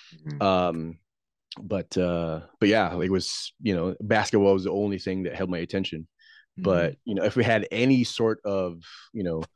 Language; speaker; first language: English; non-native, local second language; Filipino